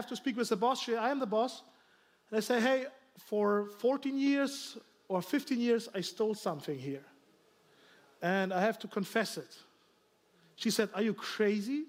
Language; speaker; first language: English; non-native, learner; German